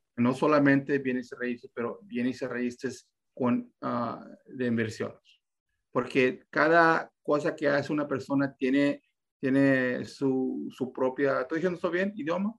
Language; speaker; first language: Spanish; early bilingual, heritage; Spanish